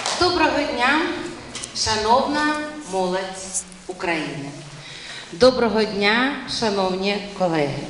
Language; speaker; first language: Ukrainian; non-native, local second language; Russian